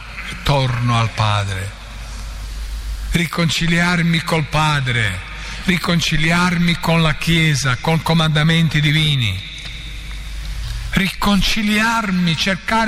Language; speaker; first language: Italian; non-native, fluent; Croatian